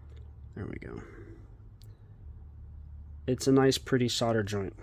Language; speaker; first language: English; native; English